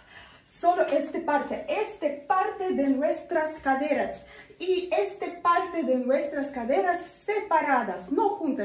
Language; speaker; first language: Spanish; non-native, learner; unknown